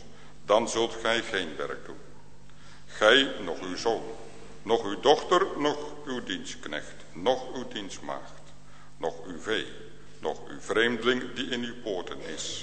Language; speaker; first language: Dutch; native; Dutch